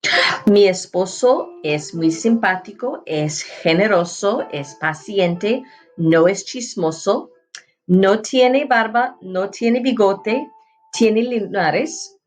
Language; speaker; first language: Spanish; non-native, fluent; English